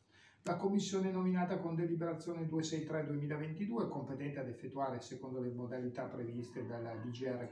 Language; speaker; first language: Italian; native; Italian